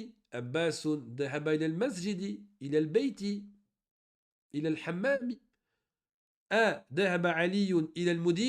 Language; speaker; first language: Arabic; non-native, fluent; French